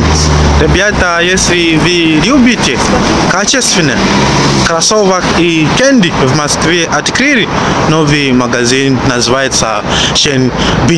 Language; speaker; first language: Russian; non-native, learner; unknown